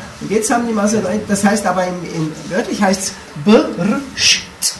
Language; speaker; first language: German; native; German